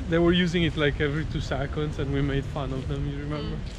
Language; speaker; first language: English; non-native, fluent; Italian